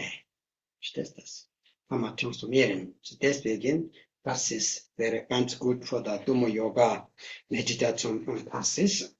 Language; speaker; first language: German; non-native, learner; Tibetan